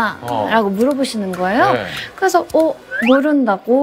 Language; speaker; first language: Korean; non-native, fluent; Japanese